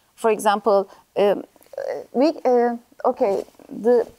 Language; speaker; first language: English; non-native, learner; Turkish